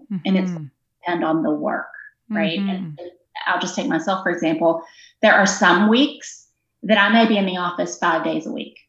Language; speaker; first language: English; native; English